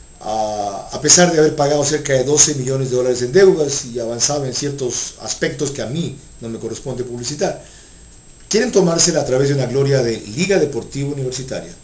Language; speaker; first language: Spanish; native; Spanish